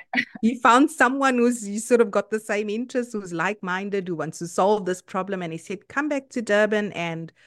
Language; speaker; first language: English; native; English